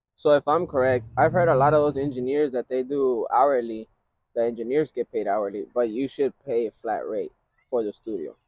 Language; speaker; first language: English; early bilingual, other home language; Spanish